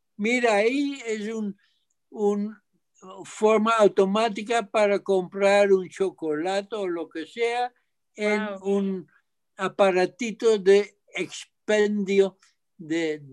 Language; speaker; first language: Spanish; non-native, fluent; Dutch